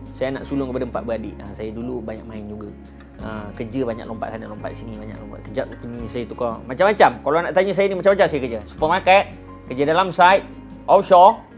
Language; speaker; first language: Malay; native; Malay